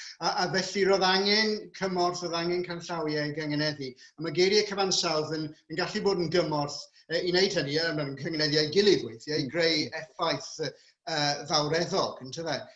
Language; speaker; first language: Welsh; non-native, local second language; English